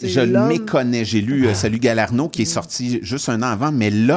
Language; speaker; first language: French; native; French